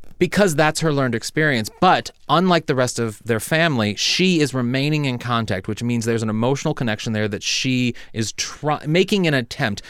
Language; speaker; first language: English; native; English